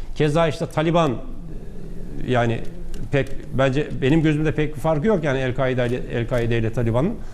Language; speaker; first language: Turkish; native; Turkish